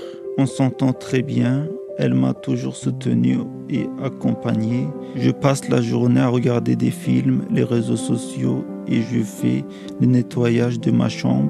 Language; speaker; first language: French; early bilingual, other home language; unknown